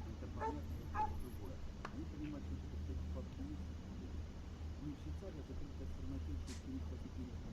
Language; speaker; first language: Russian; native; Russian